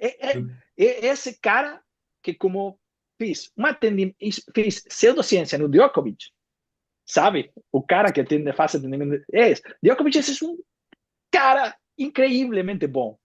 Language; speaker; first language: Portuguese; non-native, fluent; Spanish